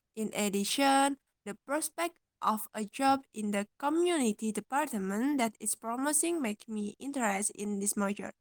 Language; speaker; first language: English; non-native, learner; Indonesian